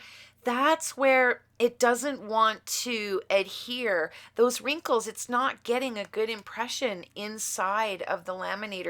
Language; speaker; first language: English; native; English